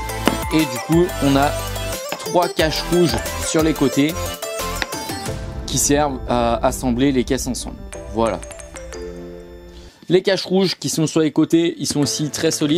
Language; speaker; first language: French; native; French